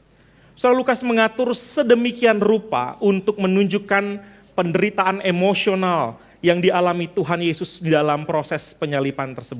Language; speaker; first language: Indonesian; native; Indonesian